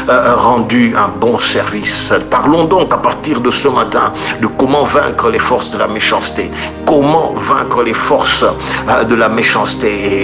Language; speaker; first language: French; native; French